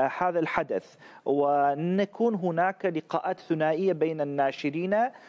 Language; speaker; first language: Arabic; non-native, fluent; Turkish